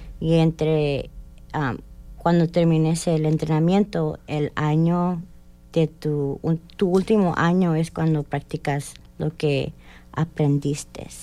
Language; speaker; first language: Spanish; early bilingual, heritage; Spanish